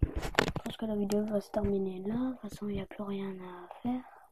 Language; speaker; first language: French; native; French